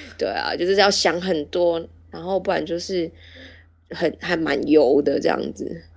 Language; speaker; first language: Chinese; native; Chinese